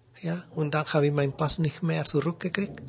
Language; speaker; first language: German; non-native, learner; Spanish